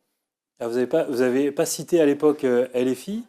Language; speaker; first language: French; native; French